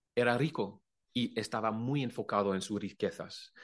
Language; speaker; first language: Spanish; non-native, fluent; German